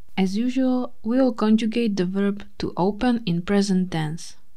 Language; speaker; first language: English; non-native, fluent; Slovak